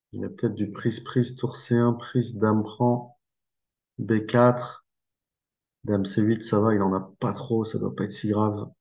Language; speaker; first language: French; native; French